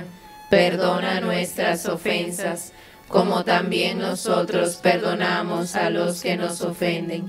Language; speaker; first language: Spanish; native; Spanish